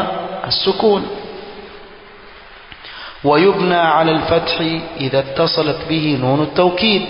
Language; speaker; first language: Arabic; non-native, fluent; Swahili